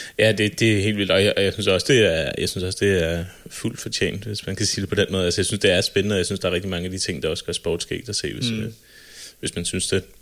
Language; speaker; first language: Danish; native; Danish